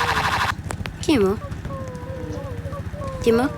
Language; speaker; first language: French; native; French